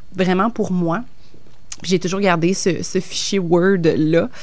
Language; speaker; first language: French; native; French